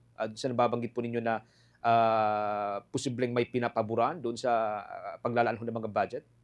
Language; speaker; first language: Filipino; native; Filipino